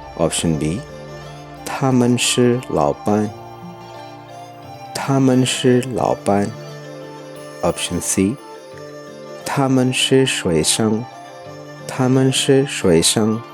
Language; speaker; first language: Chinese; non-native, fluent; Urdu